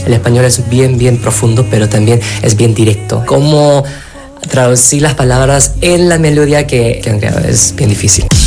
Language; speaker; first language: Spanish; non-native, fluent; Korean